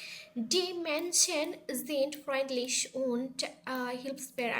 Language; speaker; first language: German; non-native, learner; Bangla